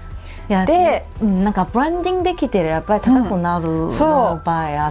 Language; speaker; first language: Japanese; non-native, fluent; Chinese